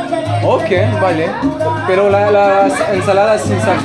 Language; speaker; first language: Spanish; non-native, learner; French